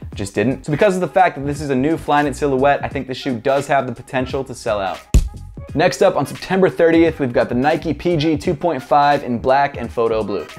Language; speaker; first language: English; native; English